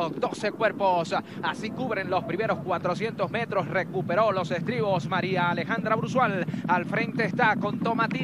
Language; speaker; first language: Spanish; native; Spanish